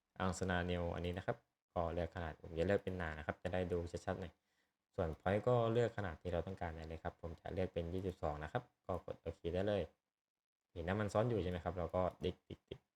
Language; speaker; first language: Thai; native; Thai